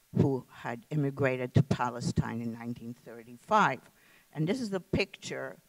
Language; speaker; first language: English; early bilingual, other home language; Lithuanian